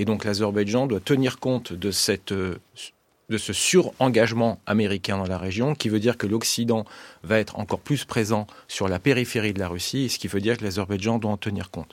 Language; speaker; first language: French; native; French